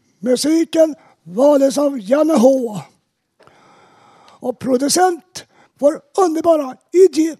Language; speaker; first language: Swedish; native; Swedish